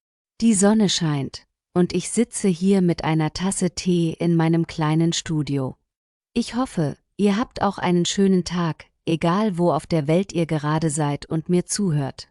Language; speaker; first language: German; native; German